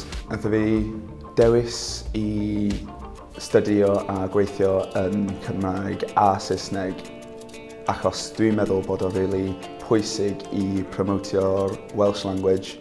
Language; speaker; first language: Welsh; non-native, local second language; English